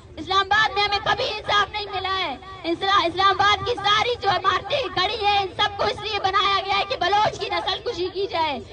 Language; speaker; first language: Urdu; non-native, local second language; Baluchi